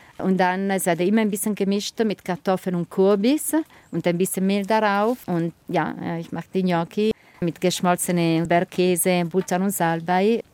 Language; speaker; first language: German; non-native, fluent; Italian